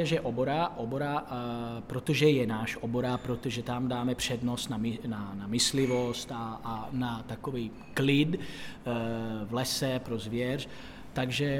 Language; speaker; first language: Czech; non-native, fluent; Italian